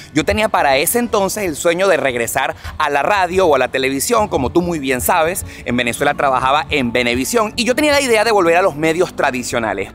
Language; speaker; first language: Spanish; native; Spanish